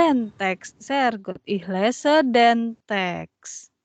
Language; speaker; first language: German; non-native, fluent; Indonesian